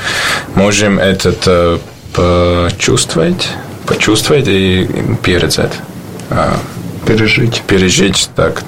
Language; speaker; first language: Russian; non-native, learner; Latvian